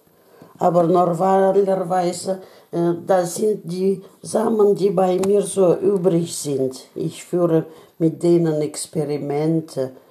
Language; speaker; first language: German; non-native, learner; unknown